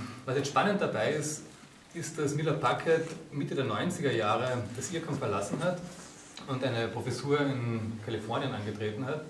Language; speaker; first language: German; native; German